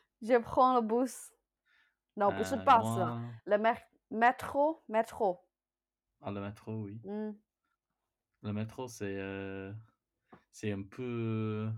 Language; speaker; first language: French; non-native, learner; Chinese